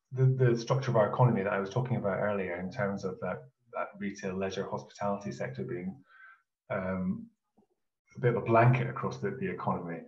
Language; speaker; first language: English; native; English